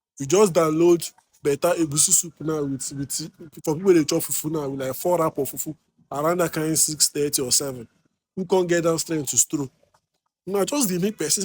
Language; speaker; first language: Nigerian Pidgin; non-native, local second language; Igbo